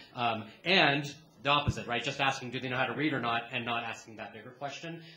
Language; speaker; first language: English; native; English